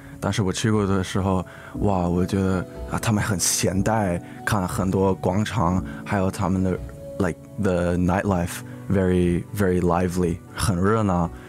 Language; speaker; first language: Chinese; early bilingual, heritage; Chinese